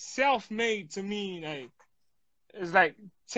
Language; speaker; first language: English; non-native, local second language; Akan